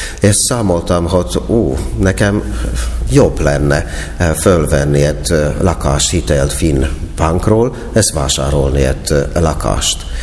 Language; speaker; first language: Hungarian; non-native, fluent; Finnish